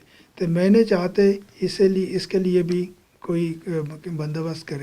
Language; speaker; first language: Hindi; non-native, local second language; Bangla